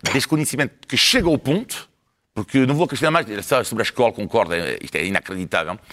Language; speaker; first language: Portuguese; non-native, fluent; French